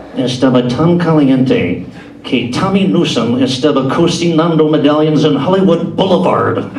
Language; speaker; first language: Spanish; non-native, learner; English